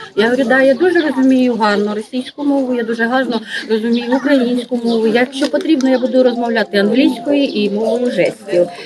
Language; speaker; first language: Ukrainian; native; Ukrainian